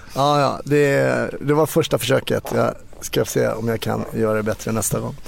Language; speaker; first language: Swedish; native; Swedish